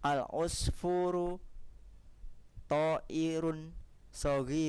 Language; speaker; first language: Arabic; non-native, learner; Indonesian